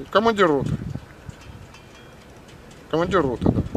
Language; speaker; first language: Russian; native; Russian